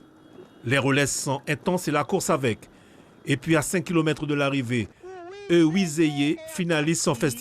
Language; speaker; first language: French; native; French